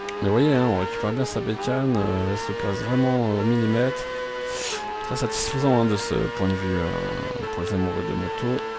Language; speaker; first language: French; native; French